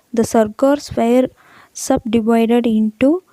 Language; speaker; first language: English; non-native, local second language; Tamil